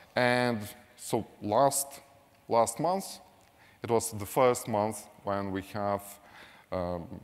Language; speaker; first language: English; non-native, fluent; Lithuanian